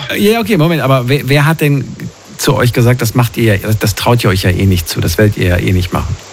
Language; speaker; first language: German; native; German